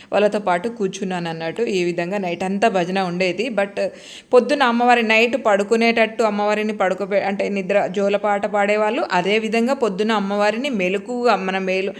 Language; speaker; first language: Telugu; non-native, local second language; Lambadi